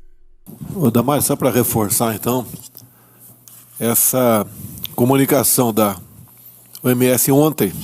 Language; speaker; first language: Portuguese; native; Portuguese